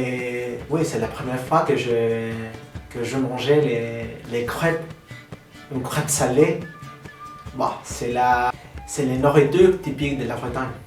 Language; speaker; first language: French; non-native, learner; Spanish